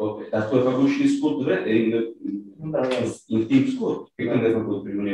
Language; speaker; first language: Romanian; non-native, fluent; Italian